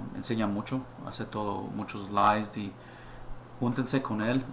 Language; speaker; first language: Spanish; early bilingual, heritage; Spanish